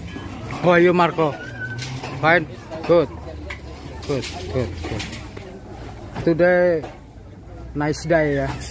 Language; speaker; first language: English; non-native, learner; Indonesian